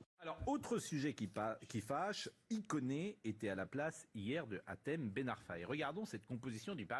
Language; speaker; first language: French; native; French